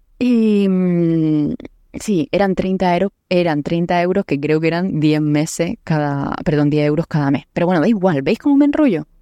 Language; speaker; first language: Spanish; native; Spanish